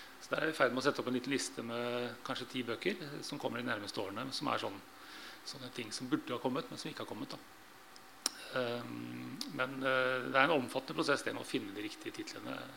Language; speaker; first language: Norwegian; native; Norwegian